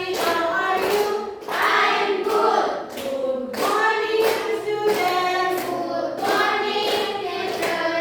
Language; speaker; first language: English; non-native, learner; Indonesian